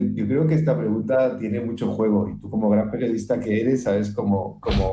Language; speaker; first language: Spanish; native; Spanish